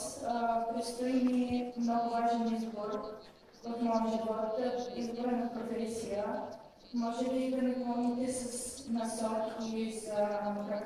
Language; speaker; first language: Russian; non-native, learner; Bulgarian